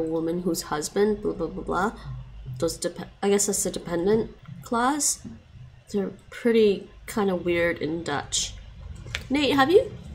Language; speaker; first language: English; native; English